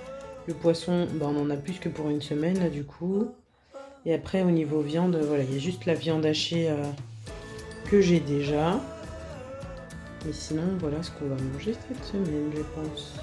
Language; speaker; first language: French; native; French